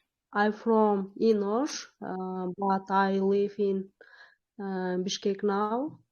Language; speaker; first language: English; non-native, learner; Kyrgyz